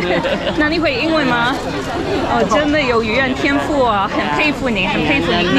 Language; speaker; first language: Chinese; non-native, fluent; English